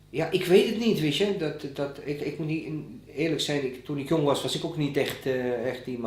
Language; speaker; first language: Dutch; non-native, fluent; Bosnian